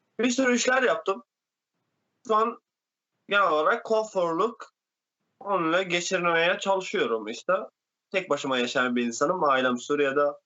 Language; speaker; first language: Turkish; non-native, fluent; Arabic